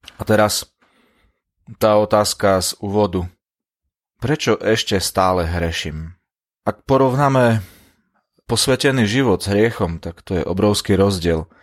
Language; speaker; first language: Slovak; native; Slovak